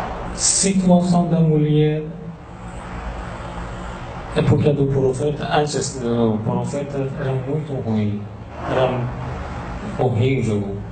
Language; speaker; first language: Portuguese; non-native, learner; Persian